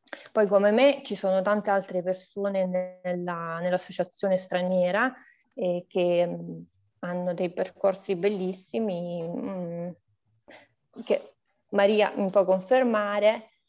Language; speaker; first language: Italian; non-native, fluent; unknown